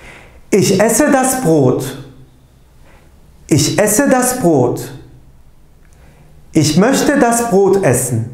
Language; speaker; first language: German; non-native, fluent; Turkish